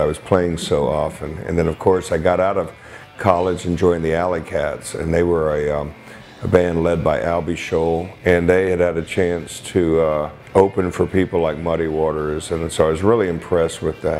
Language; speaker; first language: English; native; English